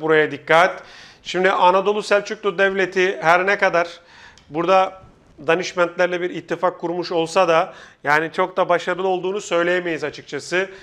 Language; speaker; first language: Turkish; native; Turkish